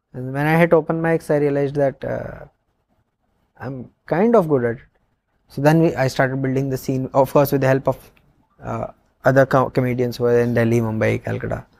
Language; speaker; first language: Hindi; non-native, local second language; Odia